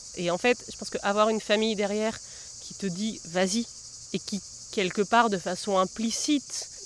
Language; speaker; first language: French; native; French